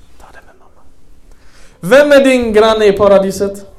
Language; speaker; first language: Swedish; non-native, fluent; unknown